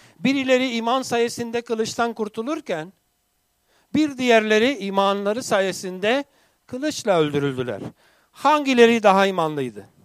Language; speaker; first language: Turkish; non-native, fluent; English